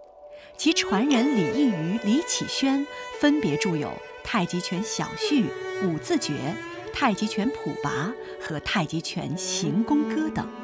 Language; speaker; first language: Chinese; native; Chinese